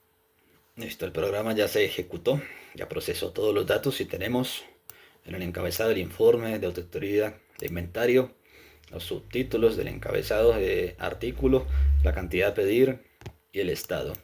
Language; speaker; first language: Spanish; native; Spanish